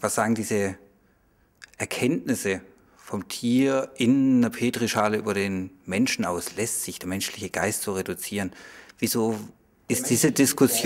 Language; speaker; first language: German; native; German